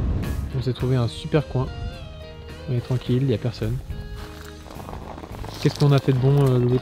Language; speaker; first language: French; native; French